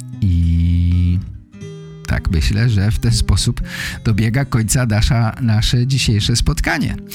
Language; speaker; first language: Polish; native; Polish